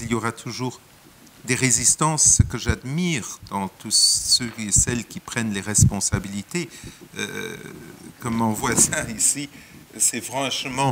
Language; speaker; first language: French; non-native, local second language; Luxembourgish